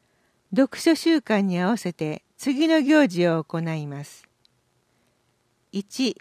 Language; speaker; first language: Japanese; native; Japanese